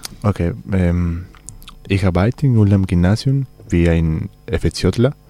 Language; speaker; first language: German; non-native, learner; Spanish